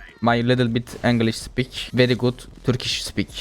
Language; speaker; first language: English; non-native, learner; Turkish